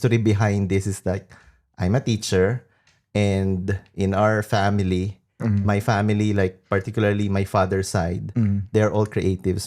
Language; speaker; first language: English; non-native, local second language; Filipino